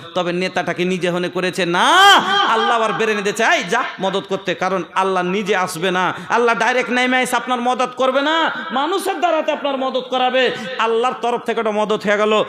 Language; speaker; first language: Bangla; non-native, local second language; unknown